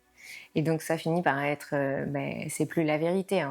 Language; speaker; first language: French; non-native, fluent; Spanish